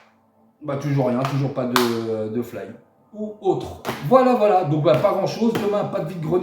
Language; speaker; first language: French; native; French